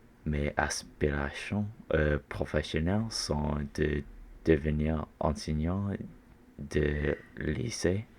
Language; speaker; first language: French; non-native, learner; English